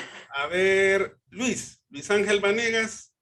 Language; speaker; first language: Spanish; native; Spanish